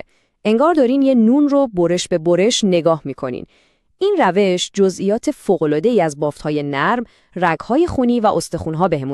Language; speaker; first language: Persian; native; Persian